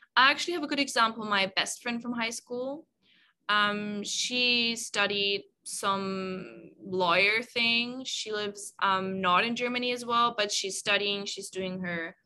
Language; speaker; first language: English; non-native, fluent; German